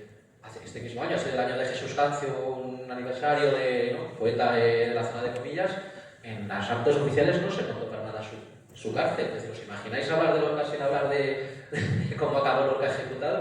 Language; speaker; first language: Spanish; native; Spanish